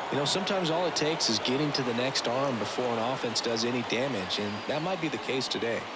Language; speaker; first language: English; native; English